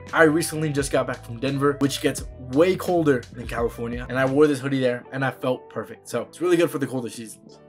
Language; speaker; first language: English; native; English